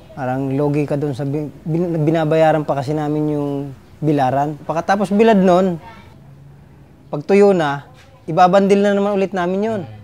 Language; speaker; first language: Filipino; non-native, local second language; Bikol